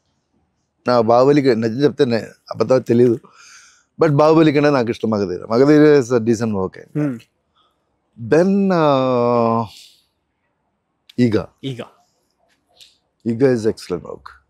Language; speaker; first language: Telugu; non-native, learner; Malayalam